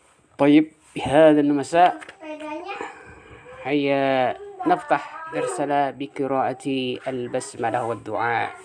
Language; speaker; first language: Arabic; non-native, fluent; Indonesian